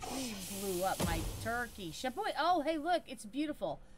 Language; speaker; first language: English; native; English